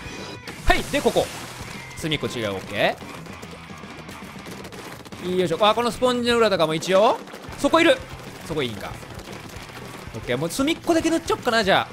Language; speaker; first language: Japanese; native; Japanese